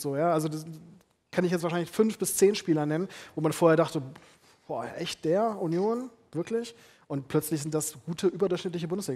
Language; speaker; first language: German; native; German